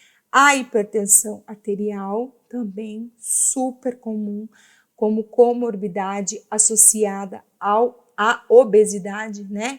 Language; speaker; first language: Portuguese; native; Portuguese